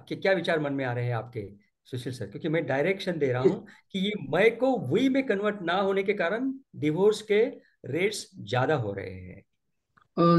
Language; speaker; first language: Hindi; non-native, local second language; Marathi